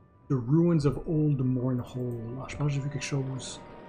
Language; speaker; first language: French; native; French